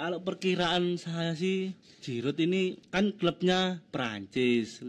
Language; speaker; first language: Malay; non-native, local second language; Javanese